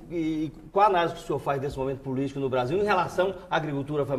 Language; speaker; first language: Portuguese; native; Portuguese